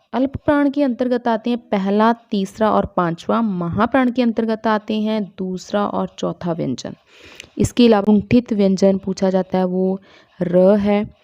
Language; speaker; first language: Hindi; non-native, local second language; Punjabi